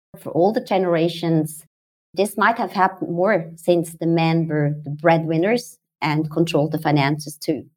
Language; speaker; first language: English; non-native, fluent; German